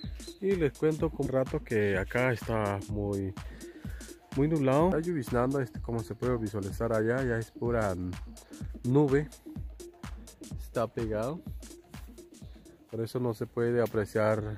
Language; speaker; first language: Spanish; native; Spanish